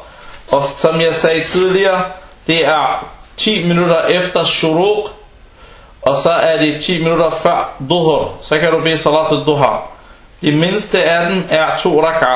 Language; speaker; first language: Danish; non-native, fluent; Arabic